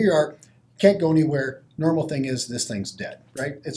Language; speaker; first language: English; native; English